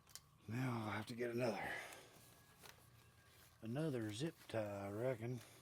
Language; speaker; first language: English; native; English